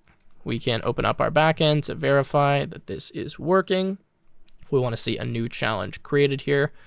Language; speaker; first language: English; native; English